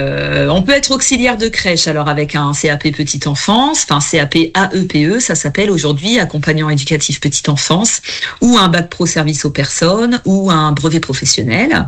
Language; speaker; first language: French; native; French